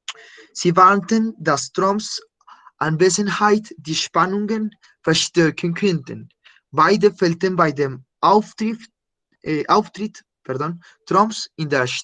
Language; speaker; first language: German; non-native, fluent; Spanish